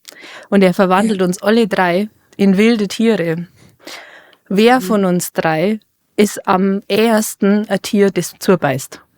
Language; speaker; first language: German; native; German